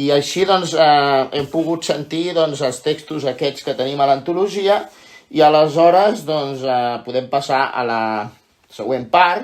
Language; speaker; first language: Catalan; native; Catalan